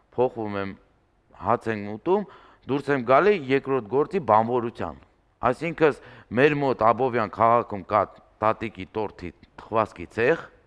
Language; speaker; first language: Armenian; native; Armenian